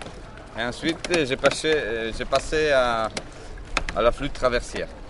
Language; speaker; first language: French; non-native, fluent; Italian